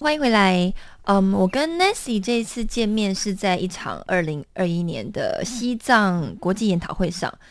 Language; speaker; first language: Chinese; native; Chinese